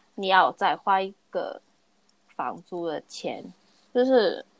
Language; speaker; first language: Chinese; non-native, local second language; Cantonese